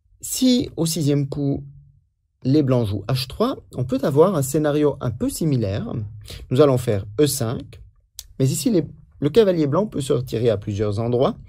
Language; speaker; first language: French; native; French